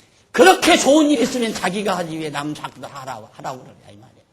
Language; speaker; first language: Korean; native; Korean